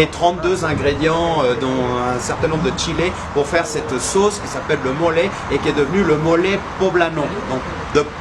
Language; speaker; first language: French; native; French